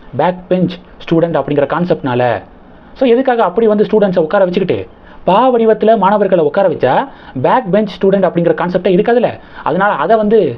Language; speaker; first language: Tamil; native; Tamil